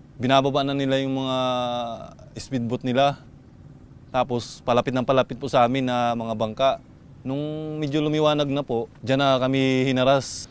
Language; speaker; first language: Filipino; native; Filipino